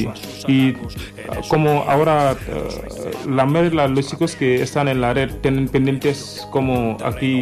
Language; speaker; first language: Spanish; non-native, learner; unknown